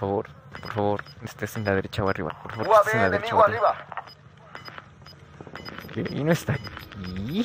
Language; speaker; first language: Spanish; native; Spanish